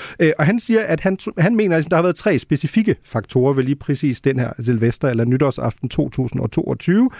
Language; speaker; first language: Danish; early bilingual, heritage; Danish